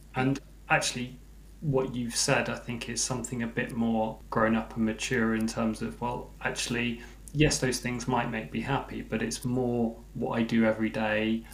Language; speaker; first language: English; native; English